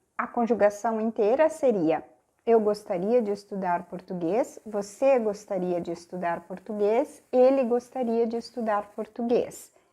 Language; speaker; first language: Portuguese; native; Portuguese